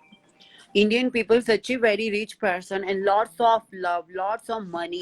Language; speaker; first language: English; non-native, learner; Hindi